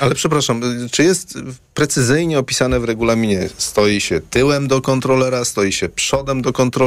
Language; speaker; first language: Polish; native; Polish